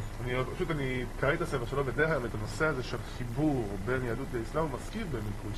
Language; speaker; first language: Hebrew; native; Hebrew